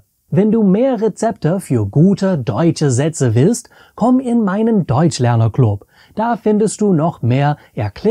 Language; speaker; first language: German; non-native, fluent; English